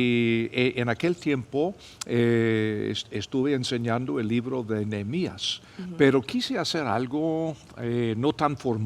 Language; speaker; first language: Spanish; non-native, fluent; English